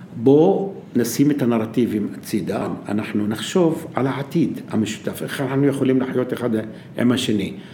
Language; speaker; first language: Hebrew; non-native, local second language; Arabic